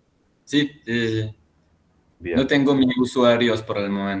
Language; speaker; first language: Spanish; non-native, learner; French